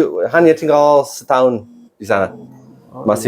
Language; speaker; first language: Indonesian; non-native, learner; English